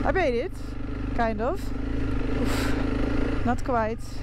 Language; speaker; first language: English; non-native, fluent; Dutch